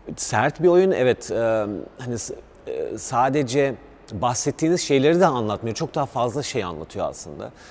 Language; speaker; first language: Turkish; early bilingual, heritage; Turkish